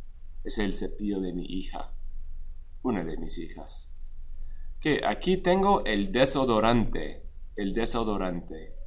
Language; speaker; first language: Spanish; non-native, fluent; English